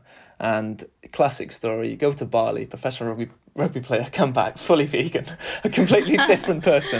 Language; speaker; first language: English; native; English